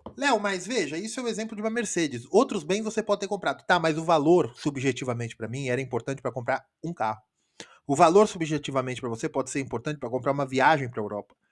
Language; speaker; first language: Portuguese; native; Portuguese